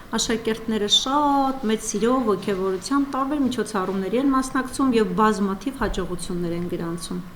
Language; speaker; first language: Armenian; native; Armenian